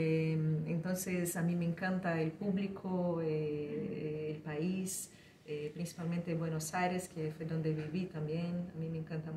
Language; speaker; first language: Spanish; non-native, fluent; Portuguese